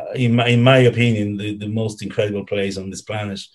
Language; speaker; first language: English; non-native, fluent; Italian